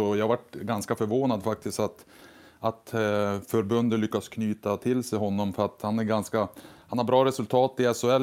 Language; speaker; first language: Swedish; native; Swedish